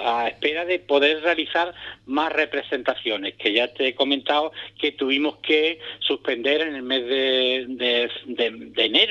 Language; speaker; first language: Spanish; native; Spanish